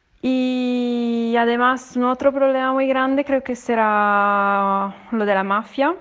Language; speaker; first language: Spanish; non-native, fluent; Italian